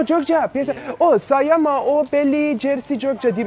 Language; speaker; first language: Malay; non-native, learner; Persian